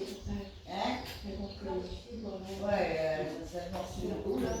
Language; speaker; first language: French; native; French